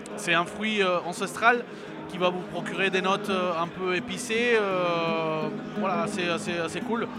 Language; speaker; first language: French; non-native, fluent; Spanish